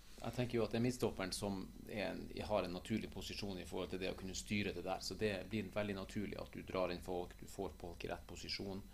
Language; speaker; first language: Norwegian; native; Norwegian